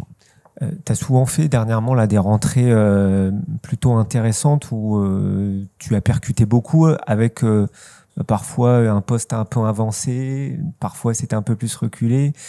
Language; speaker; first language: French; native; French